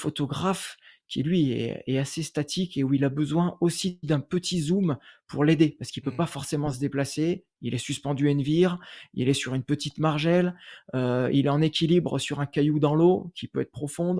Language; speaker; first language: French; native; French